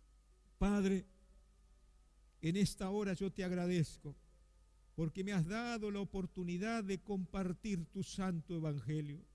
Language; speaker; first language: Spanish; native; Spanish